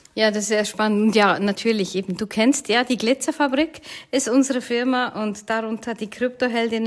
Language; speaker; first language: German; native; German